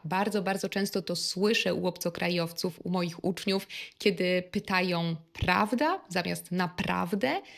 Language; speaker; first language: Polish; native; Polish